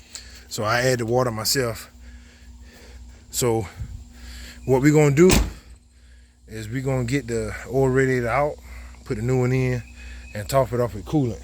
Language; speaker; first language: English; native; English